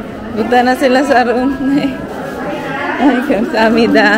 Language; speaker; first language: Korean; non-native, learner; Filipino